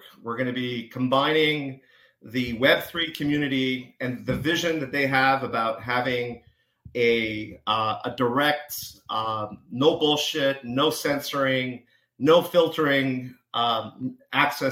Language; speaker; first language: English; native; English